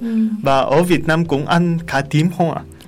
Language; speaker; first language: Vietnamese; non-native, learner; Japanese